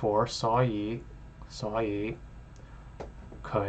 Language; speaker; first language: Cantonese; non-native, learner; English